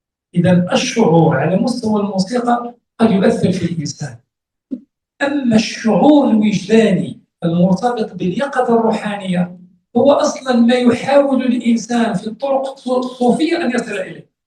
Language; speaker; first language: Arabic; native; Arabic